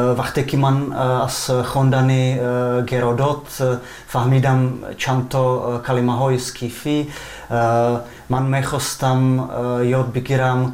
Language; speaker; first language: Persian; non-native, fluent; Czech